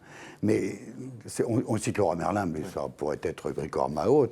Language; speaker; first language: French; native; French